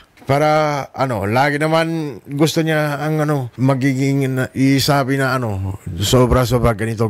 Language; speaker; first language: Filipino; non-native, learner; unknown